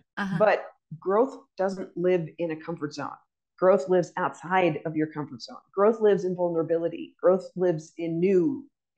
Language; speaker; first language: English; native; English